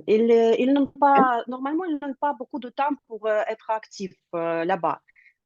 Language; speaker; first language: French; non-native, learner; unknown